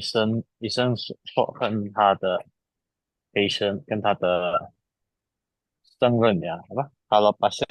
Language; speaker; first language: Chinese; non-native, learner; Indonesian